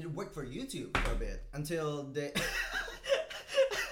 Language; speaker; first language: English; non-native, local second language; Filipino